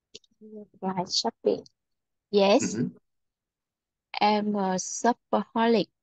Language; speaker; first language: English; non-native, learner; Vietnamese